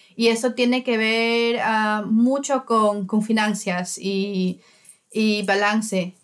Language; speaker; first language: Spanish; native; Spanish